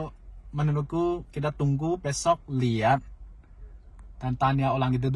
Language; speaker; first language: Indonesian; non-native, learner; Chinese